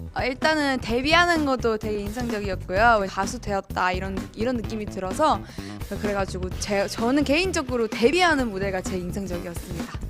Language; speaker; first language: Korean; non-native, fluent; Chinese